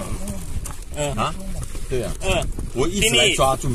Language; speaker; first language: Chinese; native; Chinese